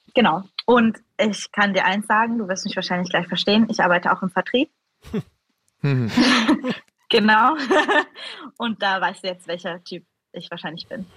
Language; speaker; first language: German; native; German